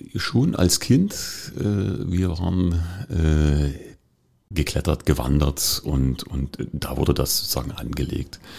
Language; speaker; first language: German; native; German